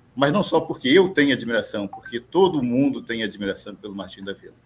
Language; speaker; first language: Portuguese; native; Portuguese